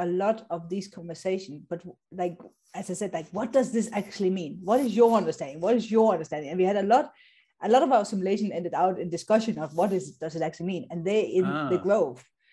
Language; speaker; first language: English; non-native, local second language; Danish